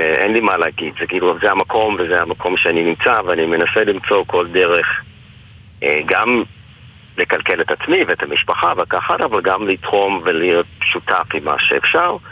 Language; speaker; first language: Hebrew; early bilingual, other home language; English